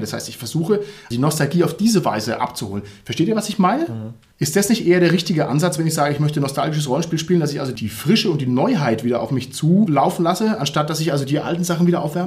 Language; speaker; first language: German; native; German